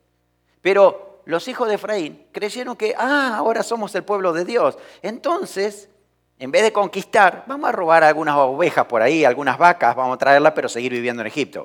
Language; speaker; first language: Spanish; native; Spanish